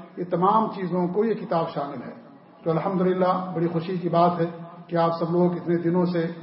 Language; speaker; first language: Urdu; native; Urdu